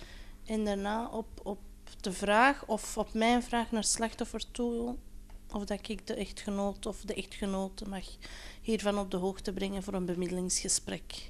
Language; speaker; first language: Dutch; non-native, local second language; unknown